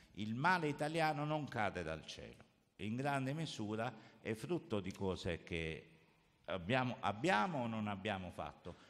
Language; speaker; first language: Italian; native; Italian